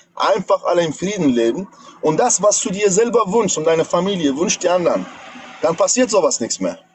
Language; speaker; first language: German; non-native, fluent; Persian